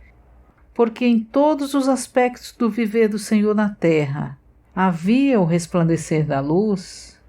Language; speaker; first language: Portuguese; native; Portuguese